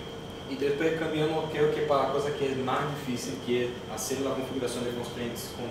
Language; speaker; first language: Spanish; non-native, learner; Portuguese